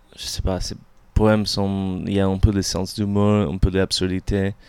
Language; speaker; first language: French; early bilingual, other home language; English